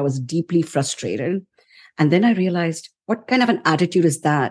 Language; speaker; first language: English; non-native, local second language; Tamil